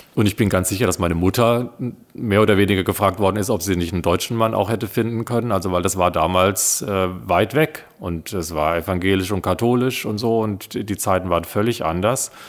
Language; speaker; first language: German; early bilingual, other home language; Italian